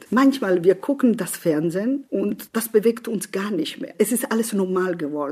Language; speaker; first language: German; non-native, fluent; Italian